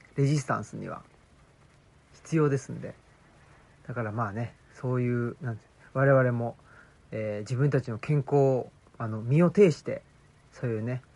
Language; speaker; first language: Japanese; native; Japanese